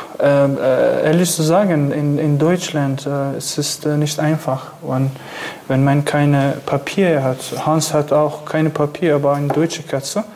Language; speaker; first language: German; non-native, learner; Kurdish